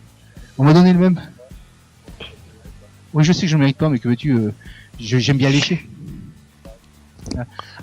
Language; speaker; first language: French; native; French